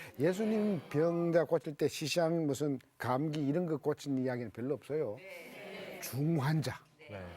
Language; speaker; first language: Korean; native; Korean